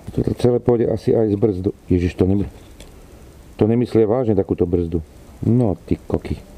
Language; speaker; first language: Slovak; non-native, local second language; Hungarian